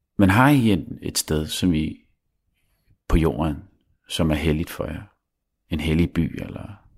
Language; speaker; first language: Danish; early bilingual, other home language; Arabic